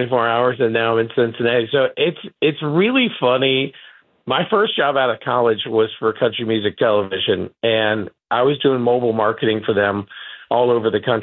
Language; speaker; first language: English; native; English